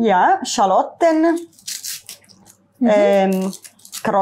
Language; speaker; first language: German; non-native, learner; Italian